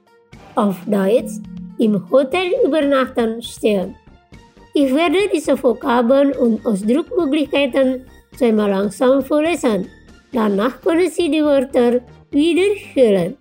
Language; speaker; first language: German; non-native, fluent; Indonesian